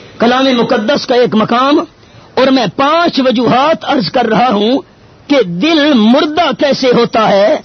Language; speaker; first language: Urdu; non-native, local second language; Northern Hindko